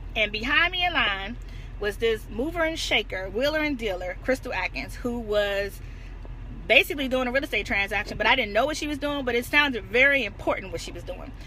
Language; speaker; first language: English; native; English